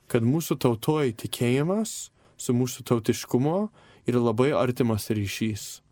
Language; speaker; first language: Lithuanian; early bilingual, heritage; Lithuanian